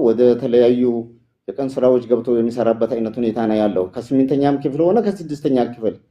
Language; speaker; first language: Amharic; non-native, local second language; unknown